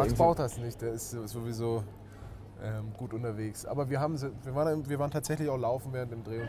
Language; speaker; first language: German; native; German